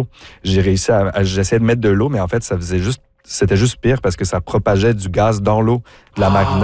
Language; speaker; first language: French; native; French